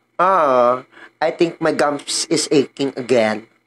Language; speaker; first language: English; non-native, learner; Filipino